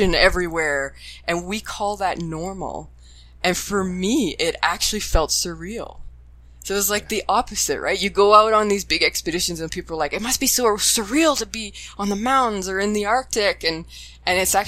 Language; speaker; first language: English; native; English